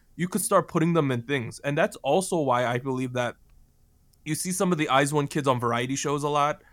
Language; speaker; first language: English; native; English